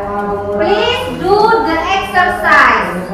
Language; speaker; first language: English; non-native, learner; Indonesian